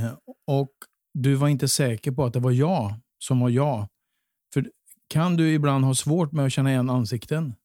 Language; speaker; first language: Swedish; native; Swedish